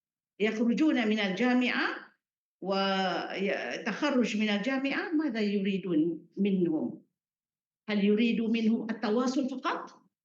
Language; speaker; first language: Arabic; non-native, fluent; Malay